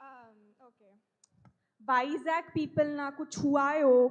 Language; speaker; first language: Telugu; non-native, learner; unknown